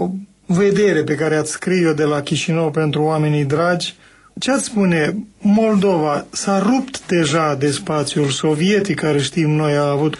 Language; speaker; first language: Romanian; native; Romanian